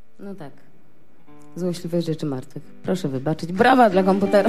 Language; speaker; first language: Polish; native; Polish